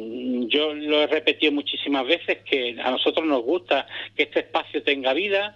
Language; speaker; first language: Spanish; native; Spanish